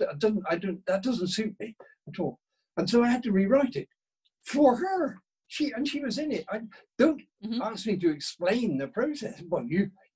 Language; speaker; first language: English; native; English